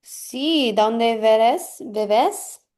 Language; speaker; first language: Spanish; non-native, learner; English